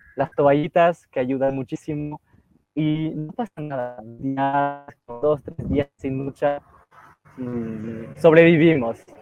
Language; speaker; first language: Spanish; non-native, fluent; French